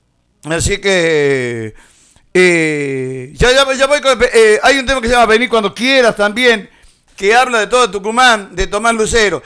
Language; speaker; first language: Spanish; native; Spanish